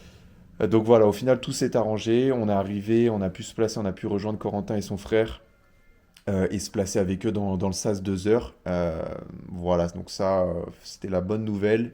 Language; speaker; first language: French; native; French